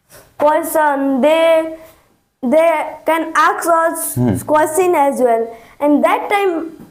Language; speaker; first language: English; non-native, learner; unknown